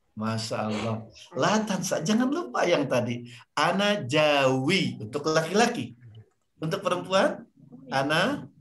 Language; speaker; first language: Indonesian; non-native, local second language; Sundanese